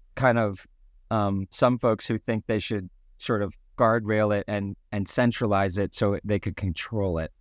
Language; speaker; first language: English; native; English